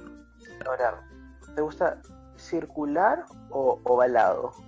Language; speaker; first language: Spanish; native; Spanish